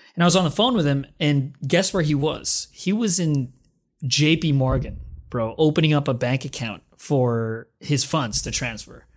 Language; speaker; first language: English; non-native, local second language; Filipino